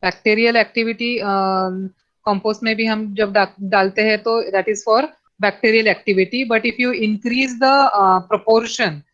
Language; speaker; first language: Hindi; non-native, local second language; Marathi